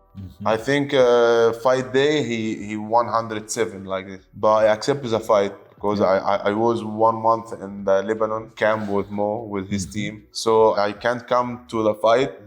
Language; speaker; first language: English; non-native, learner; Arabic